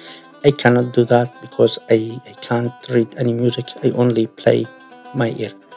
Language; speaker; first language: English; non-native, learner; Arabic